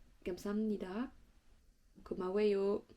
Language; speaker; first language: Korean; non-native, learner; French